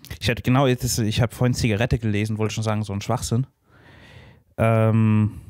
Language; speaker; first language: German; native; German